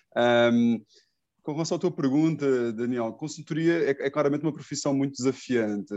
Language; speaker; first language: Portuguese; native; Portuguese